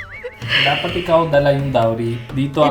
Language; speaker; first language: Filipino; non-native, learner; Punjabi